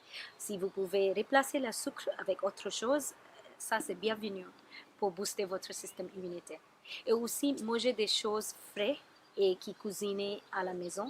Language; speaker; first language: French; non-native, learner; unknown